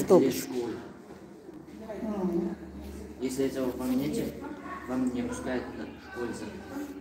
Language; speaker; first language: Russian; non-native, learner; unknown